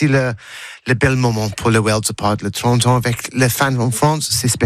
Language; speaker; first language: French; non-native, learner; English